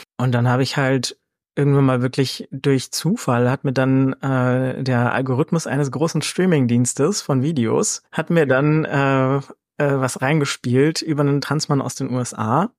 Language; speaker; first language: German; native; German